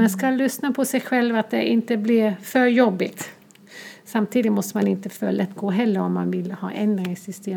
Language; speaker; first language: Swedish; non-native, fluent; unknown